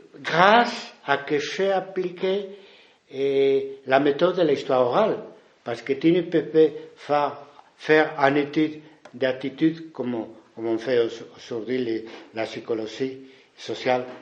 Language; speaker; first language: French; non-native, fluent; Spanish